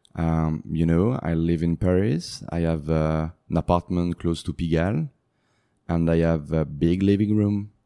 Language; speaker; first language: English; non-native, fluent; French